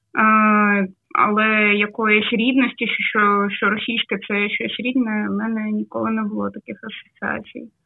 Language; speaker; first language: Ukrainian; non-native, local second language; Russian